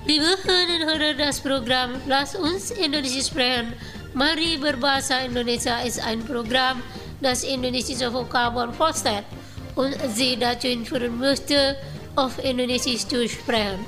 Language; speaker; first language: German; non-native, fluent; Indonesian